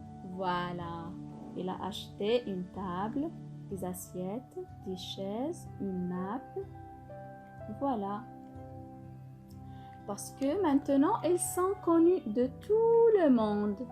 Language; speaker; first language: French; non-native, local second language; Arabic